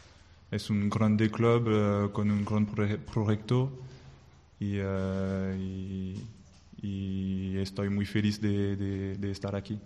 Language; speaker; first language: Spanish; non-native, learner; French